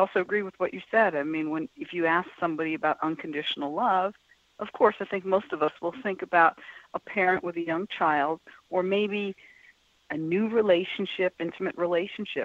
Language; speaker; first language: English; native; English